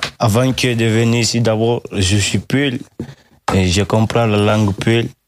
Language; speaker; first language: French; non-native, learner; Fula